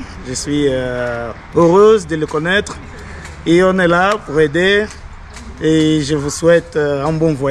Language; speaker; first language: French; non-native, fluent; Portuguese